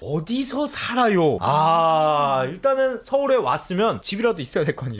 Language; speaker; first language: Korean; native; Korean